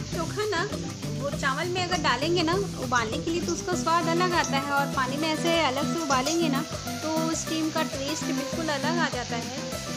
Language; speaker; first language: Hindi; native; Hindi